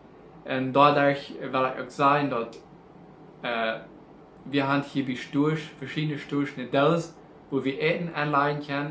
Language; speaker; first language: German; non-native, learner; Plautdietsch